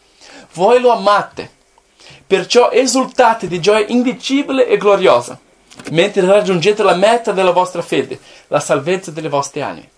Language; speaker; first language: Italian; non-native, fluent; Portuguese